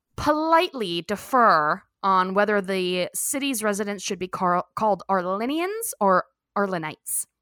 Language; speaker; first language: English; native; English